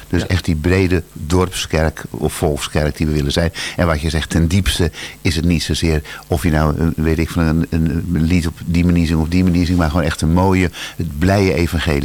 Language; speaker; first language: Dutch; native; Dutch